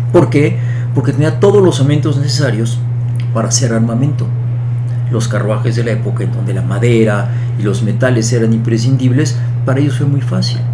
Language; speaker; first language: Spanish; early bilingual, other home language; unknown